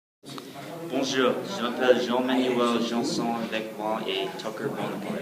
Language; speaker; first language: French; non-native, learner; English